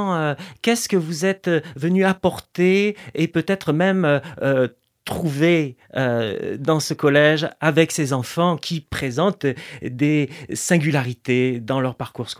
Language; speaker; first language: French; native; French